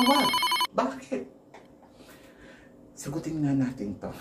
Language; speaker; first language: Filipino; native; Filipino